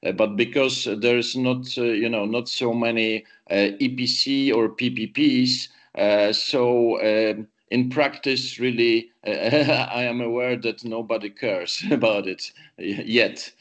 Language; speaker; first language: English; non-native, fluent; Polish